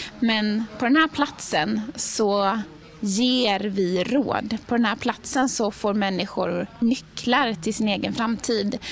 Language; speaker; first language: Swedish; native; Swedish